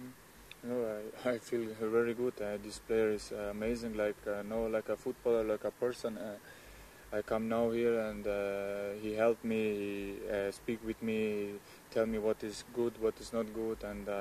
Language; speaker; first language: English; non-native, learner; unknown